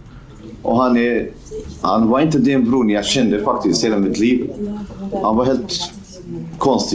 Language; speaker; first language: Swedish; non-native, fluent; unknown